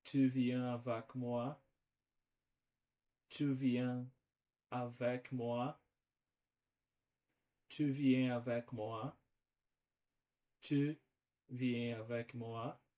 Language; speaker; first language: French; non-native, learner; Portuguese